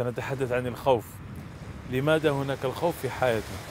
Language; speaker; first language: Arabic; native; Arabic